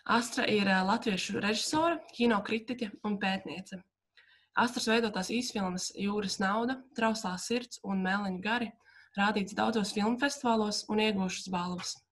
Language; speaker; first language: Latvian; native; Latvian